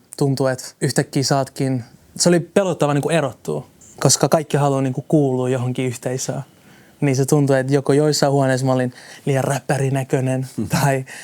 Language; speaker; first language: Finnish; early bilingual, other home language; Somali